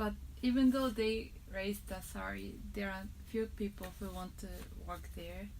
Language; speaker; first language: English; non-native, fluent; Japanese